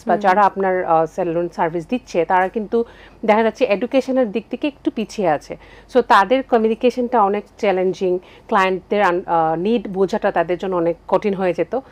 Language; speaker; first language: Bangla; native; Bangla